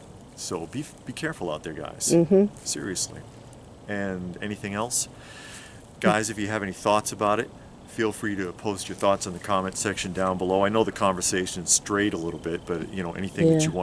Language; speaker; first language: English; native; English